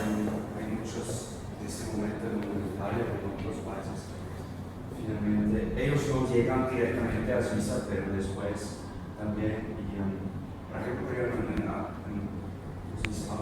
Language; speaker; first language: Spanish; non-native, learner; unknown